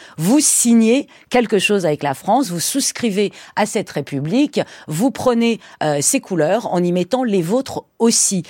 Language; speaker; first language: French; early bilingual, other home language; Persian